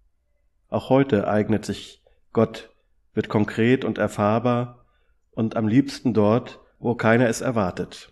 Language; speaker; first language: German; native; German